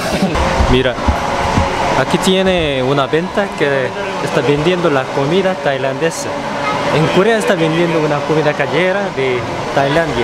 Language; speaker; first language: Spanish; non-native, fluent; Korean